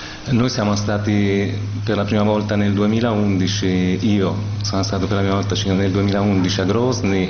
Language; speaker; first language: Italian; native; Italian